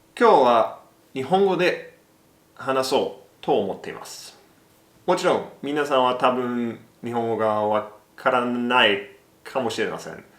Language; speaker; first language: Japanese; non-native, learner; English